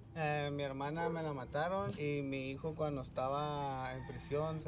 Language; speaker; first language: Spanish; native; Spanish